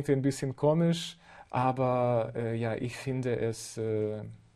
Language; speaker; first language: German; non-native, fluent; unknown